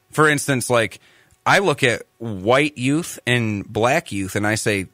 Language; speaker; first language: English; native; English